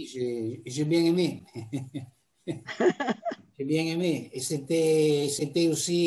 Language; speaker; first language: French; non-native, fluent; Italian